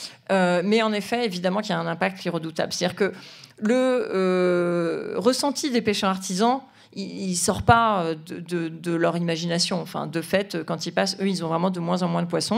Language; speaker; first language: French; native; French